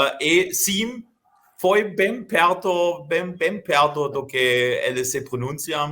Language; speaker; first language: Portuguese; non-native, fluent; German